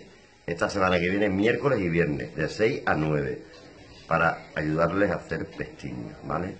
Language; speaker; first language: Spanish; native; Spanish